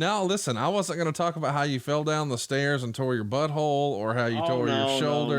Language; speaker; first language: English; native; English